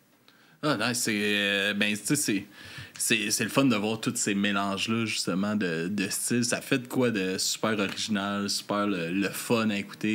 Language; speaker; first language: French; native; French